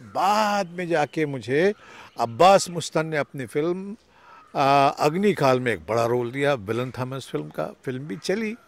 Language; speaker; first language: Hindi; native; Hindi